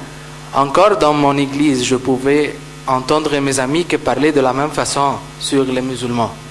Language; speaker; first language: French; non-native, fluent; Arabic